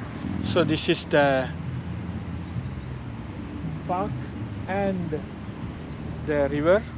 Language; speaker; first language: English; non-native, fluent; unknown